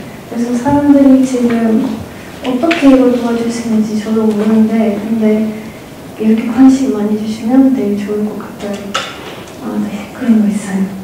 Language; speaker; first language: Korean; non-native, fluent; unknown